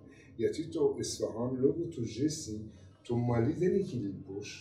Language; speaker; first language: Greek; non-native, learner; Persian